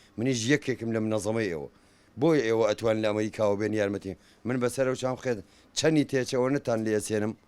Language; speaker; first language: Central Kurdish; non-native, local second language; Gurani